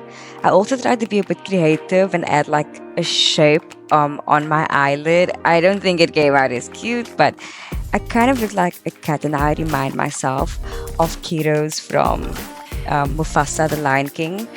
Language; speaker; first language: English; native; English